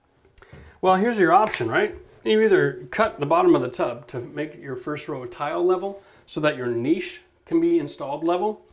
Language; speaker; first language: English; native; English